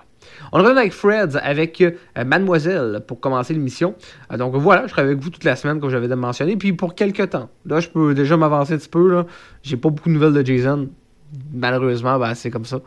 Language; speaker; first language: French; native; French